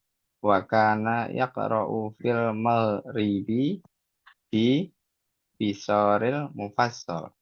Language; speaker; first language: Arabic; non-native, learner; Indonesian